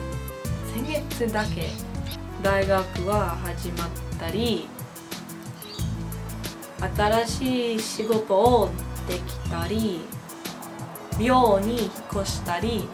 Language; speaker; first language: Japanese; non-native, learner; English